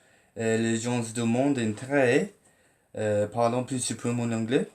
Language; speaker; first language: French; non-native, learner; English